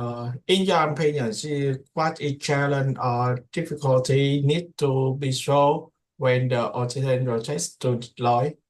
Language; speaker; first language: English; non-native, learner; Indonesian